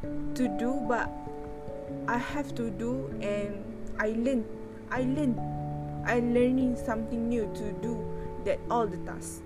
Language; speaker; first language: English; non-native, learner; Malay